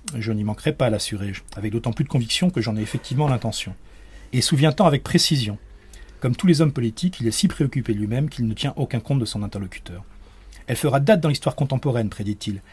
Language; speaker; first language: French; native; French